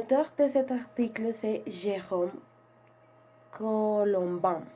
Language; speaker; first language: French; non-native, learner; Spanish